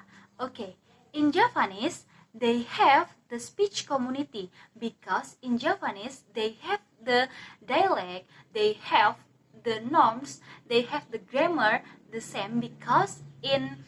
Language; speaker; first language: English; non-native, learner; Indonesian